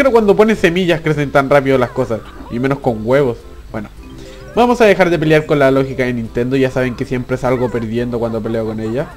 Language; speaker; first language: Spanish; native; Spanish